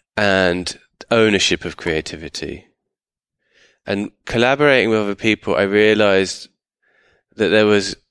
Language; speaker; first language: English; native; English